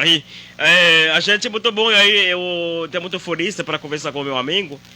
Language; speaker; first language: Portuguese; non-native, learner; Haitian Creole